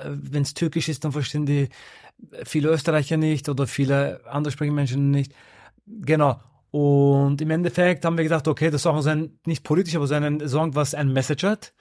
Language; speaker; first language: German; early bilingual, other home language; Turkish